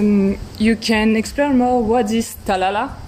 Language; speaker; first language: English; non-native, learner; French